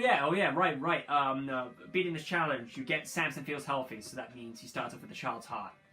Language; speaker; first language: English; native; English